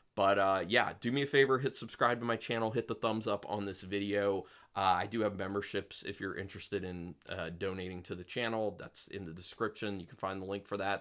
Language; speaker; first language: English; native; English